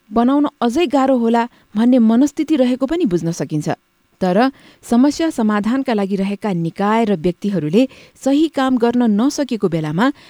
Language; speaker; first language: Nepali; native; Nepali